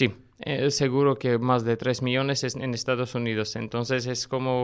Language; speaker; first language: Spanish; non-native, fluent; Armenian